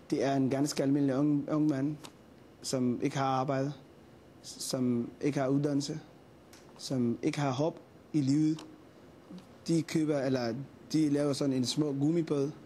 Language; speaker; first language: Danish; non-native, fluent; Somali